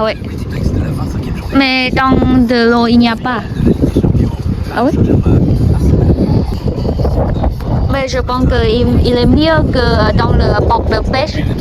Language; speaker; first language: French; non-native, learner; Vietnamese